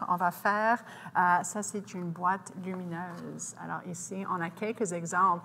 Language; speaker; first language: French; non-native, local second language; English